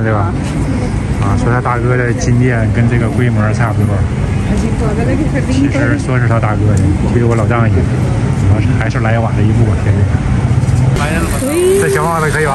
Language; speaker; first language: Chinese; native; Chinese